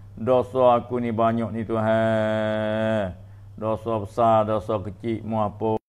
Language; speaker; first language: Malay; native; Malay